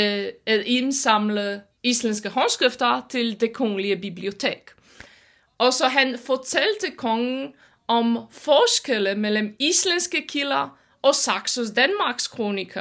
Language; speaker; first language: Danish; non-native, fluent; Polish